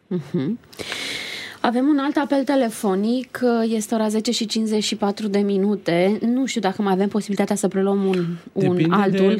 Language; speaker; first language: Romanian; native; Romanian